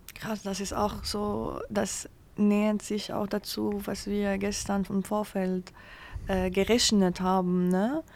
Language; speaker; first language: German; non-native, fluent; Arabic